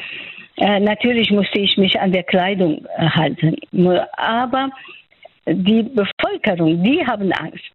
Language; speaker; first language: German; non-native, fluent; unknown